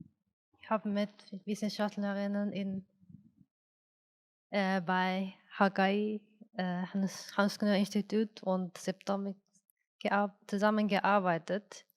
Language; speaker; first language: German; non-native, fluent; Japanese